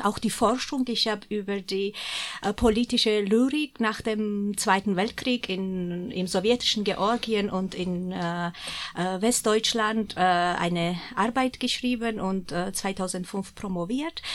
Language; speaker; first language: German; non-native, fluent; Georgian